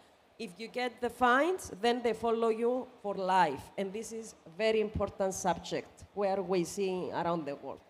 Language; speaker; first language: English; non-native, fluent; Greek